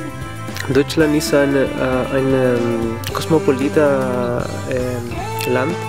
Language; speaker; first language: German; non-native, learner; Spanish